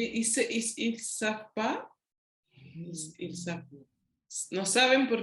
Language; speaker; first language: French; non-native, learner; Spanish